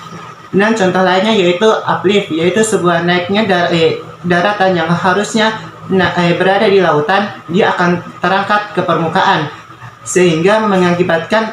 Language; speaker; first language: Indonesian; native; Indonesian